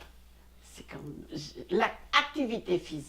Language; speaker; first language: French; non-native, fluent; Khmer